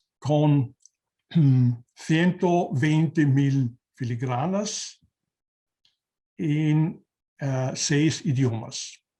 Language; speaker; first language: Spanish; non-native, learner; German